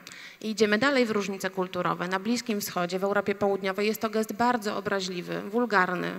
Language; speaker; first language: Polish; native; Polish